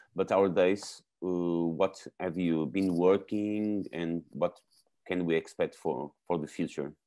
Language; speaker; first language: English; non-native, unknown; Portuguese